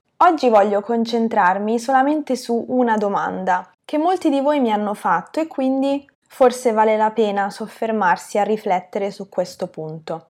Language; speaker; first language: Italian; native; Italian